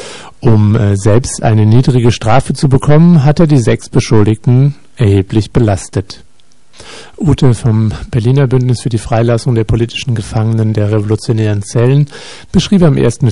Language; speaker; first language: German; native; German